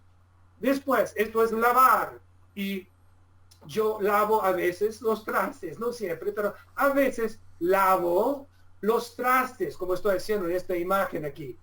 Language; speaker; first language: Spanish; non-native, fluent; English